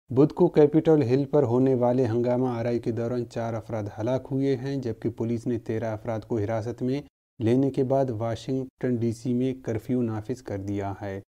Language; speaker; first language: Urdu; non-native, local second language; Baluchi